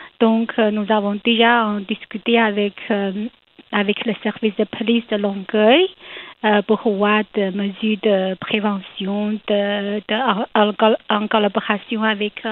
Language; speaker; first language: French; non-native, learner; Chinese